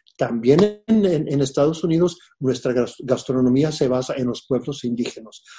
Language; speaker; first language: Spanish; early bilingual, heritage; Spanish